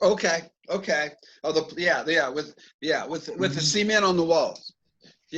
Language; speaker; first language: English; native; English